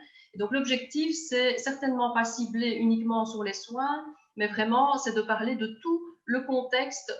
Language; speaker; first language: French; native; French